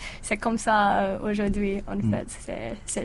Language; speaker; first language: French; non-native, learner; English